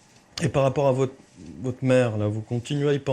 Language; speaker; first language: French; native; French